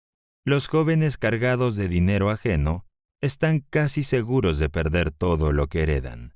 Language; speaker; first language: Spanish; native; Spanish